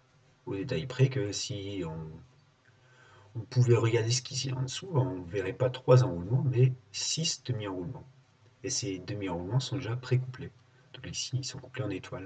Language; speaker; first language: French; native; French